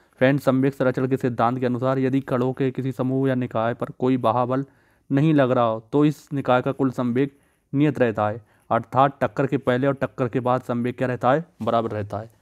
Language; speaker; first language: Hindi; native; Hindi